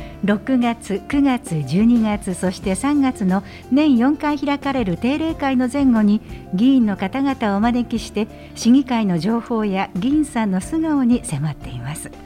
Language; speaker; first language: Japanese; native; Japanese